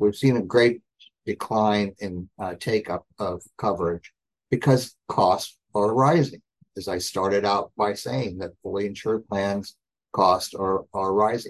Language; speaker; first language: English; native; English